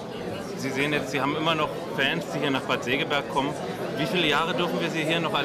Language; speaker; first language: German; native; German